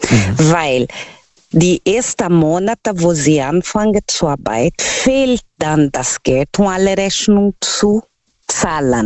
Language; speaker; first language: German; non-native, fluent; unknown